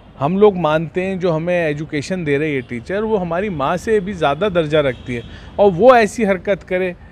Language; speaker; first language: Hindi; native; Hindi